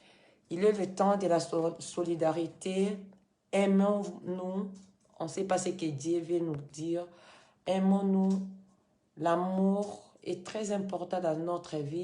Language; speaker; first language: French; non-native, fluent; Lingala